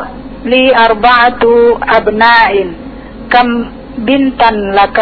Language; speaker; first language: Arabic; non-native, learner; Indonesian